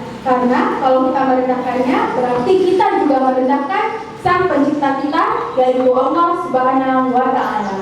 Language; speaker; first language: Indonesian; native; Indonesian